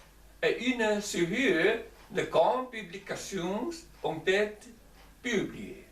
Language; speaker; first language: French; non-native, learner; Chinese